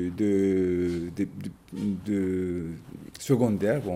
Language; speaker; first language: French; non-native, fluent; Turkish